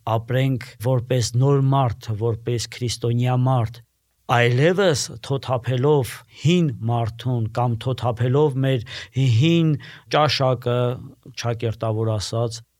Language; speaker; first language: Armenian; native; Armenian